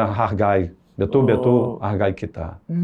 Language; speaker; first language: Indonesian; non-native, fluent; Portuguese